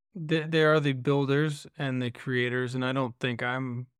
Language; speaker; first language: English; native; English